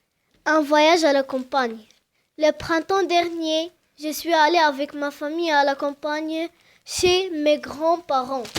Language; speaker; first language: French; non-native, learner; Arabic